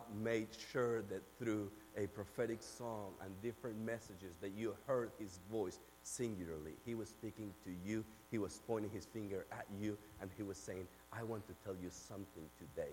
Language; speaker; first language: English; non-native, fluent; Spanish